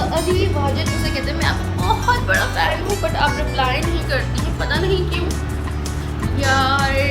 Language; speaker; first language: Urdu; native; Urdu